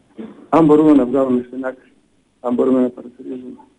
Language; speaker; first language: Greek; non-native, fluent; Bosnian